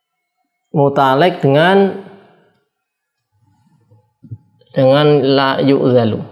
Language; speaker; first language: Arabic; non-native, fluent; Indonesian